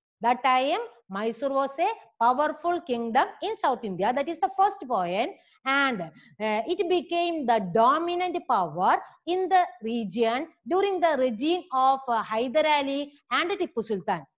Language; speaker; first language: English; non-native, local second language; Malayalam